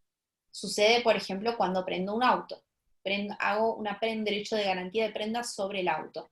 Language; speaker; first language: Spanish; native; Spanish